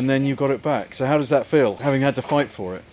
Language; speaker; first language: English; native; English